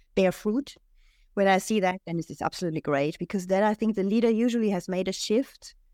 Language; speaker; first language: English; non-native, fluent; German